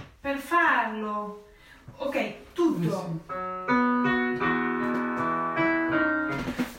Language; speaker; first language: Italian; non-native, learner; Spanish